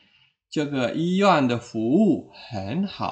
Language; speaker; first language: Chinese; non-native, fluent; Indonesian